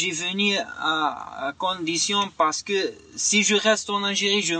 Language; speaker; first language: French; non-native, learner; Arabic